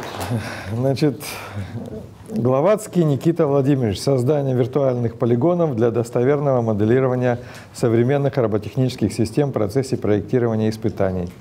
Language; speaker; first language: Russian; native; Russian